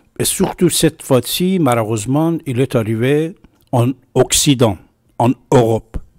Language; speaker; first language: French; non-native, fluent; Persian